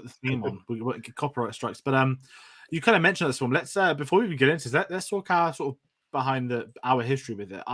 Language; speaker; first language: English; native; English